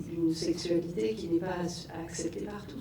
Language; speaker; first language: French; native; French